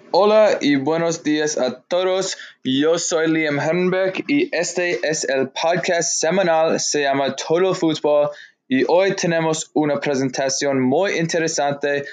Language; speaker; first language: Spanish; non-native, learner; English